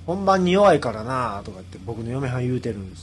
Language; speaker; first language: Japanese; native; Japanese